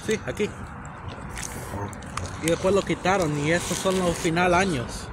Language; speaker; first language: Spanish; early bilingual, heritage; Spanish